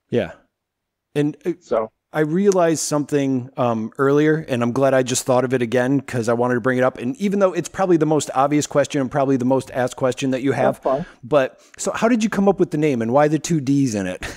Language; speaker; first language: English; native; English